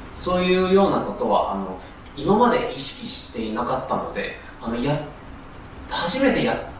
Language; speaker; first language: Japanese; non-native, fluent; Cantonese